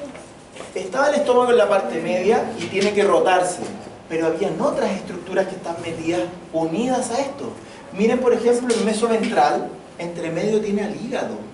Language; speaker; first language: Spanish; native; Spanish